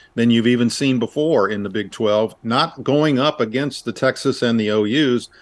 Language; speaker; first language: English; native; English